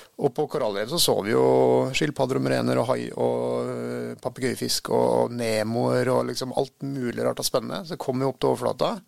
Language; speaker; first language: Norwegian; early bilingual, other home language; Swedish